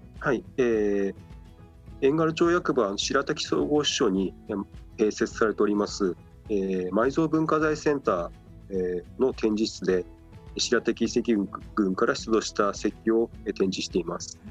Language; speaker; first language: Japanese; native; Japanese